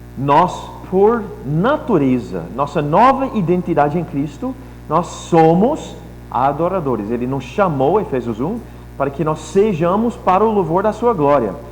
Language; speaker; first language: Portuguese; non-native, fluent; English